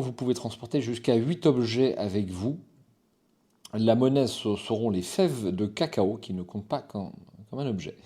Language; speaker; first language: French; native; French